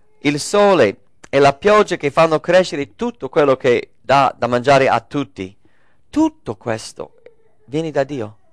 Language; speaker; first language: Italian; non-native, fluent; English